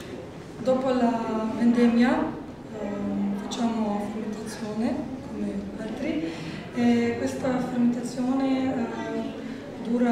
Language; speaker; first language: Italian; non-native, learner; Slovenian